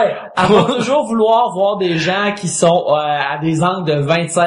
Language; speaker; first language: French; native; French